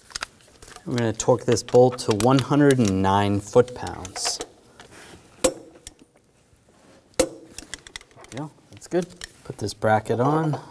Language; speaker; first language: English; native; English